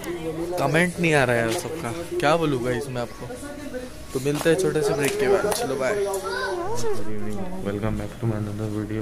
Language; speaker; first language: Hindi; native; Hindi